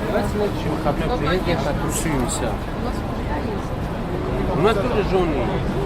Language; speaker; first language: Russian; non-native, local second language; Tajik